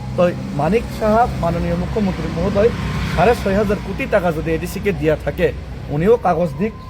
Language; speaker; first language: Bangla; non-native, local second language; Kok Borok